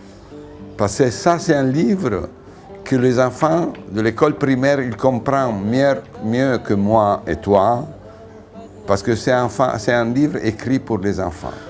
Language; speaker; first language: French; non-native, fluent; Italian